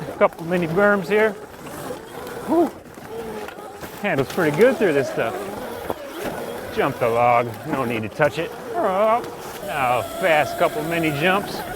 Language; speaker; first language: English; native; English